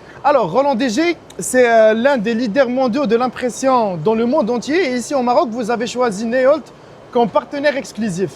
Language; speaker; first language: French; non-native, local second language; Arabic